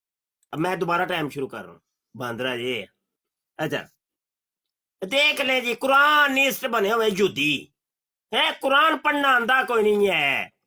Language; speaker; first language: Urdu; non-native, local second language; Punjabi